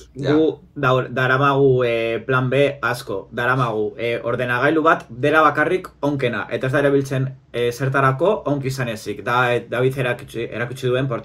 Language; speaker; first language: Basque; non-native, local second language; Spanish